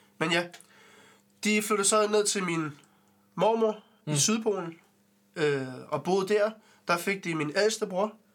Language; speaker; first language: Danish; early bilingual, other home language; Arabic